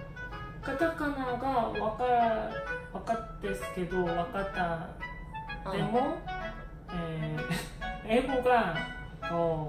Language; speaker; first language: Japanese; non-native, learner; Korean